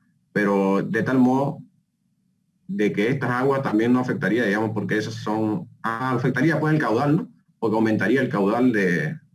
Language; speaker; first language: Spanish; native; Spanish